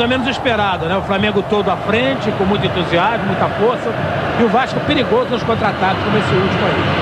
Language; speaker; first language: Portuguese; native; Portuguese